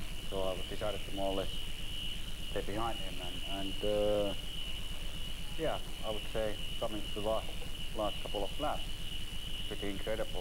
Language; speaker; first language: English; non-native, fluent; Finnish